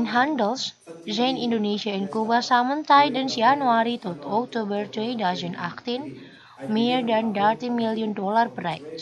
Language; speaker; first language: Dutch; non-native, fluent; Indonesian